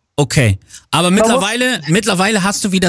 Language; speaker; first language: German; native; German